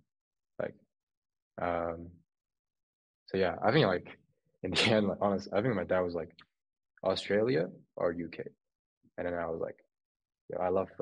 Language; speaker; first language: English; non-native, local second language; Cantonese